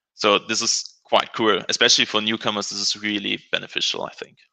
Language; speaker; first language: English; non-native, fluent; German